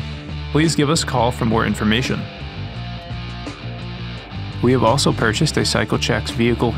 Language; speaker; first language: English; native; English